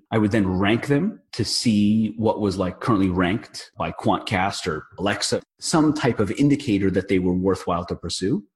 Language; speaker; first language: English; native; English